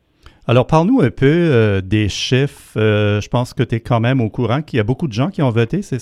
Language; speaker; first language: French; native; French